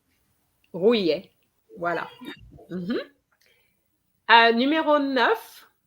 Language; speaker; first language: French; non-native, fluent; English